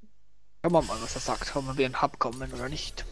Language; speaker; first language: German; native; German